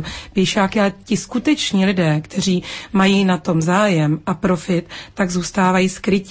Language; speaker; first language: Czech; native; Czech